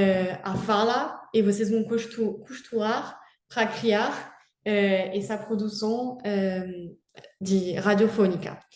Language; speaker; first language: Portuguese; non-native, fluent; French